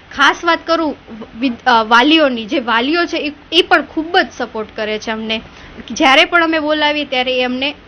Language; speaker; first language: Gujarati; native; Gujarati